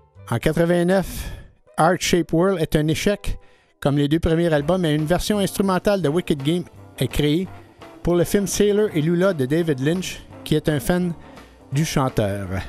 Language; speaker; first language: French; native; French